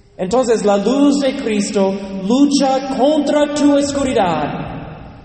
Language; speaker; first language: Spanish; non-native, learner; English